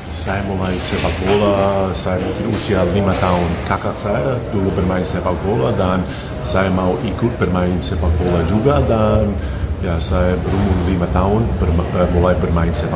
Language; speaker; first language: Indonesian; non-native, fluent; English